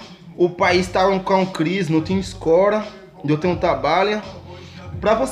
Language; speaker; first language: Portuguese; non-native, learner; Haitian Creole